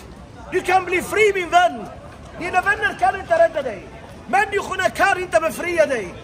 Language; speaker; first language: Swedish; non-native, fluent; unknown